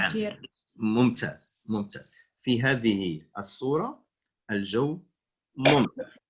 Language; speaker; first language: Arabic; non-native, fluent; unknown